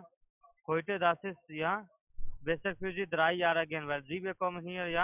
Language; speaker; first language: German; non-native, learner; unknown